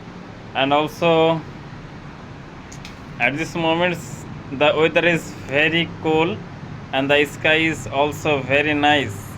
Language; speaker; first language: English; non-native, learner; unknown